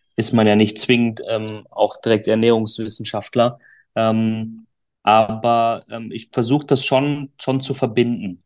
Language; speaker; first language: German; native; German